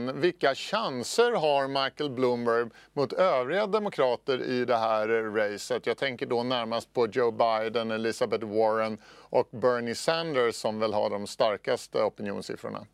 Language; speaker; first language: Swedish; native; Swedish